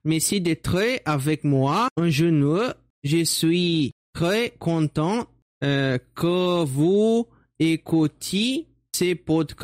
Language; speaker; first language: French; non-native, learner; Portuguese